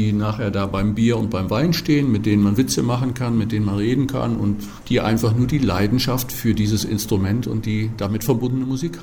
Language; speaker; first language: German; native; German